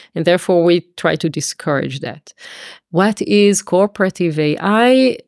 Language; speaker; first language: English; non-native, fluent; Hebrew